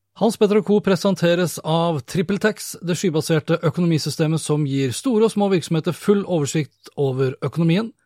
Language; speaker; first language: Norwegian; native; Norwegian